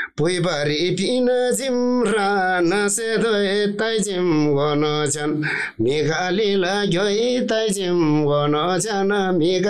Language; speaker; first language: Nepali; non-native, local second language; Eastern Tamang